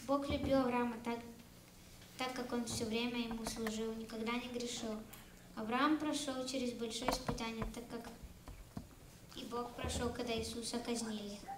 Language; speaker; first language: Russian; early bilingual, heritage; Russian